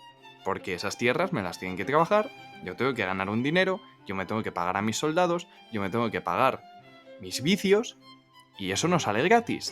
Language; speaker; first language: Spanish; native; Spanish